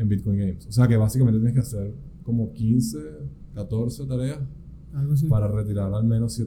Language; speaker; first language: Spanish; native; Spanish